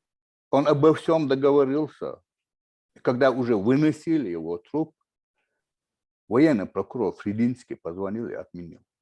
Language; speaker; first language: Russian; non-native, local second language; Chechen